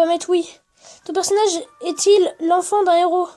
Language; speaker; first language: French; native; French